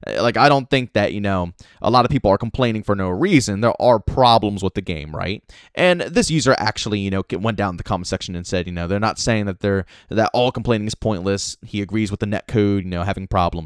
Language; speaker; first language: English; native; English